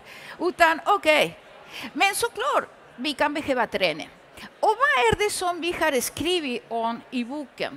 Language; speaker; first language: Swedish; early bilingual, other home language; Spanish